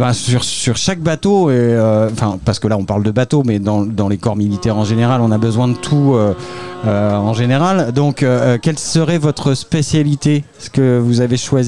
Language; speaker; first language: French; native; French